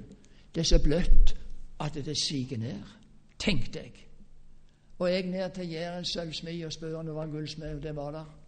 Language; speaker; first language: Norwegian; native; Norwegian